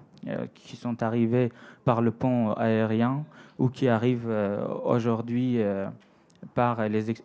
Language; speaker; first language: French; non-native, fluent; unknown